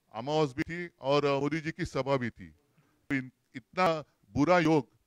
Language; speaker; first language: Hindi; non-native, local second language; Marathi